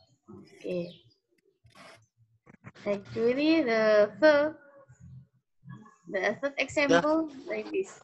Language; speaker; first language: English; non-native, learner; Indonesian